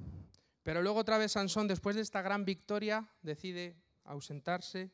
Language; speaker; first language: Spanish; native; Spanish